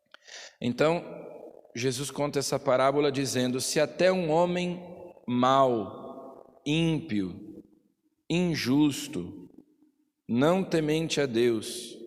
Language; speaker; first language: Portuguese; native; Portuguese